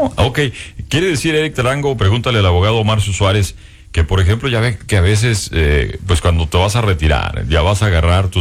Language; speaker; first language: Spanish; native; Spanish